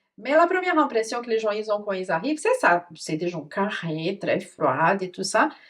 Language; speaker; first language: French; non-native, fluent; Portuguese